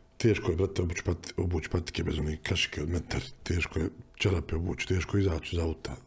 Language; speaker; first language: Bosnian; native; Bosnian